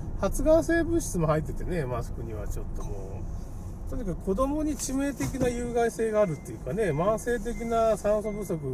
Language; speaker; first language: Japanese; native; Japanese